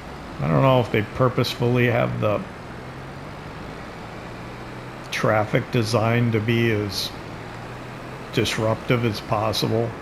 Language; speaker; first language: English; native; English